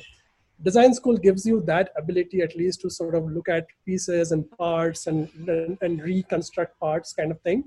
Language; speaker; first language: English; non-native, local second language; Gujarati